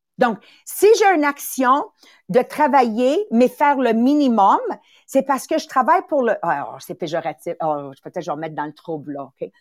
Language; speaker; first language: French; early bilingual, other home language; Italian